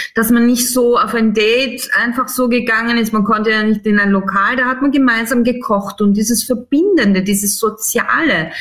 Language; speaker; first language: German; native; German